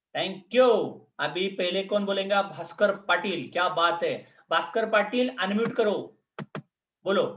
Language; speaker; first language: Hindi; non-native, local second language; Marathi